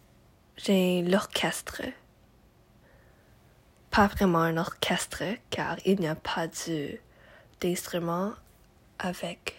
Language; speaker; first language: French; non-native, local second language; English